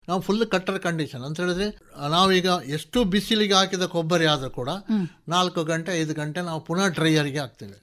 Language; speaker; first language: Kannada; non-native, local second language; Tulu